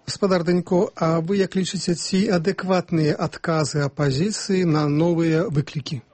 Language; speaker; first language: Belarusian; native; Belarusian